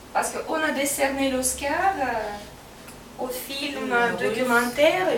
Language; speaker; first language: French; non-native, fluent; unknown